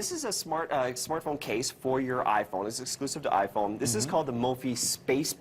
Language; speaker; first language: English; native; English